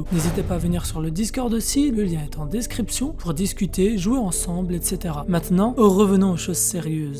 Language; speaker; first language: French; native; French